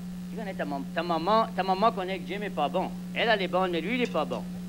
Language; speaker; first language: French; native; French